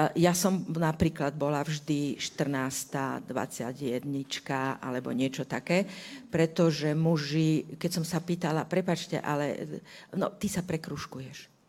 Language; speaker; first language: Slovak; native; Slovak